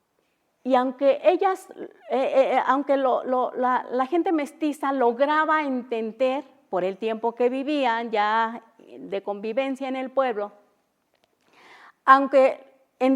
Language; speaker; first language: Spanish; non-native, local second language; Mixtepec Mixtec